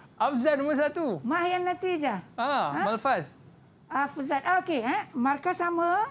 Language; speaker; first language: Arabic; non-native, fluent; Malay